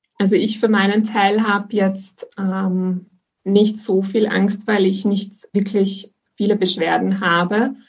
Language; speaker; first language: German; native; German